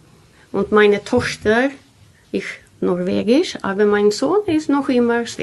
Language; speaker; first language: German; non-native, learner; Swedish